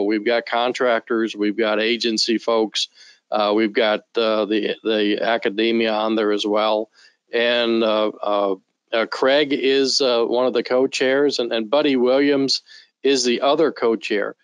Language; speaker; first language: English; native; English